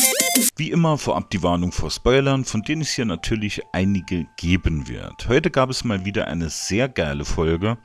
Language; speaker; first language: German; native; German